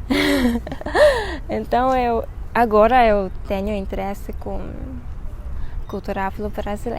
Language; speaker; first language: Portuguese; non-native, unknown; Japanese